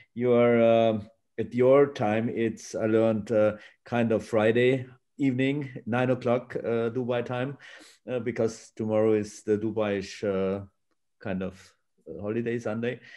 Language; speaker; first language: English; non-native, fluent; German